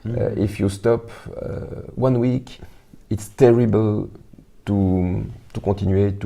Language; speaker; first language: English; non-native, learner; French